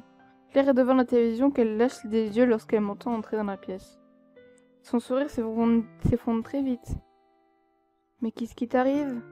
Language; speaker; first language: French; native; French